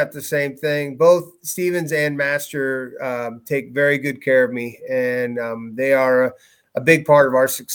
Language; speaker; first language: English; native; English